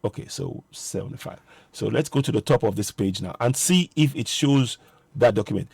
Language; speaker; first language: English; non-native, local second language; Yoruba